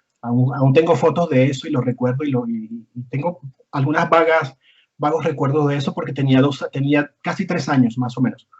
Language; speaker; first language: Spanish; native; Spanish